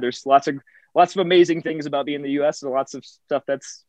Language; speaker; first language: English; native; English